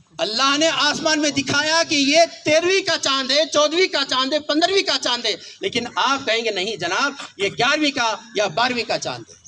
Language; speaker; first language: Urdu; native; Urdu